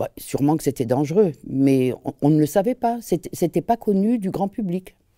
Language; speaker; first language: French; native; French